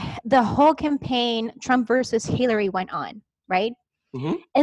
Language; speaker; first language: English; non-native, fluent; Spanish